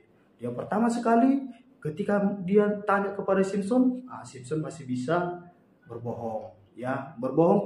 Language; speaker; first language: Indonesian; native; Indonesian